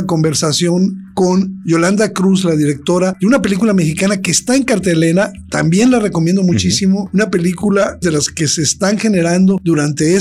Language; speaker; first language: Spanish; native; Spanish